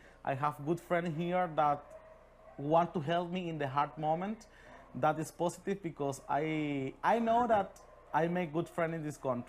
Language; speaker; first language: English; non-native, learner; Spanish